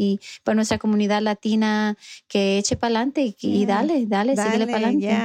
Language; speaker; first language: Spanish; early bilingual, heritage; Spanish